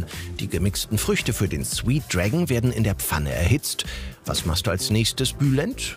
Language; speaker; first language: German; native; German